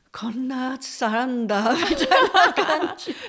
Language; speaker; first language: Japanese; non-native, fluent; English